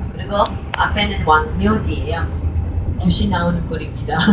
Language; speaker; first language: Korean; non-native, learner; Chinese